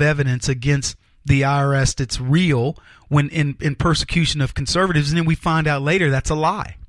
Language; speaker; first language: English; native; English